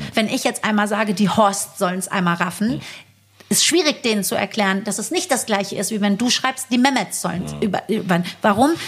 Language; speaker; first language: German; early bilingual, other home language; Persian